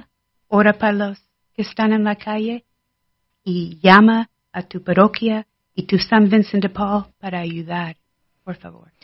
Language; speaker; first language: Spanish; non-native, learner; English